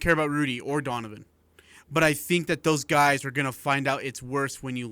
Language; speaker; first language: English; native; English